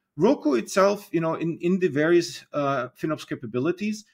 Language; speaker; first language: English; non-native, fluent; German